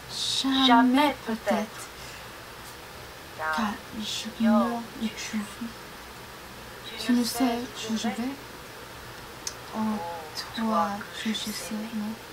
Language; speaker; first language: French; non-native, learner; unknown